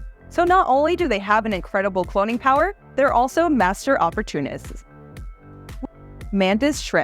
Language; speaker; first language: English; native; English